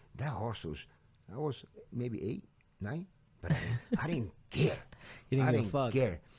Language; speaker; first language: English; non-native, fluent; Portuguese